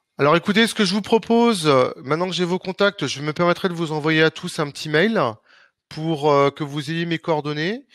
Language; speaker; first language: French; native; French